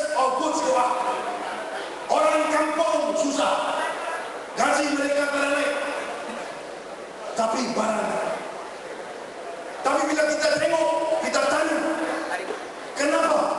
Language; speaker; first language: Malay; non-native, local second language; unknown